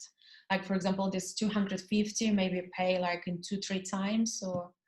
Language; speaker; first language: English; non-native, learner; Russian